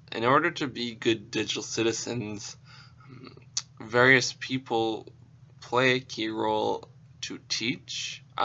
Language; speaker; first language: English; native; English